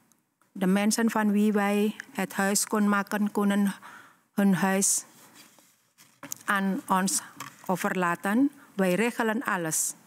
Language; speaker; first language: Dutch; non-native, learner; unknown